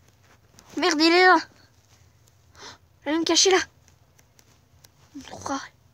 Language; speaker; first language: French; native; French